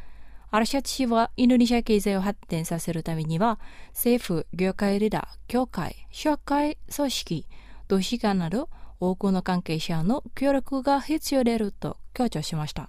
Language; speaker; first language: Japanese; non-native, fluent; Indonesian